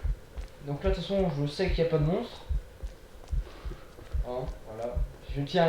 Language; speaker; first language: French; native; French